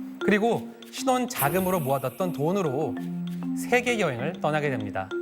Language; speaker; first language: Korean; native; Korean